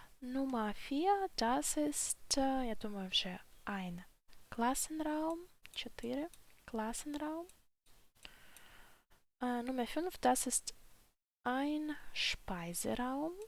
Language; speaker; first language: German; non-native, fluent; Ukrainian